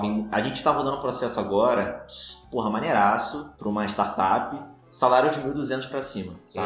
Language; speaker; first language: Portuguese; native; Portuguese